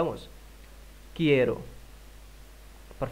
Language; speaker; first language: Spanish; non-native, fluent; Indonesian